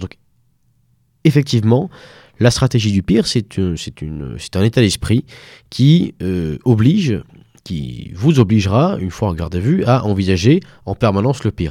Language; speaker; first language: French; native; French